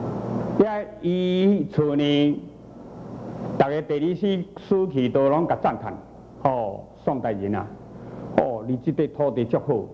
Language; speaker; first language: Chinese; native; Chinese